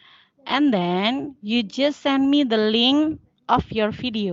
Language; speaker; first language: English; non-native, learner; Indonesian